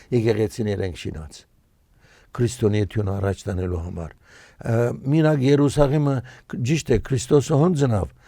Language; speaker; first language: Armenian; early bilingual, heritage; Armenian